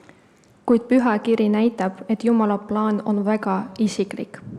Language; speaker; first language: Estonian; non-native, local second language; Russian